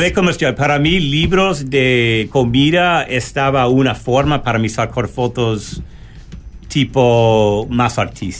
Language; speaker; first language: Spanish; non-native, learner; English